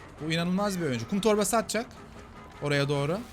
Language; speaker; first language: Turkish; native; Turkish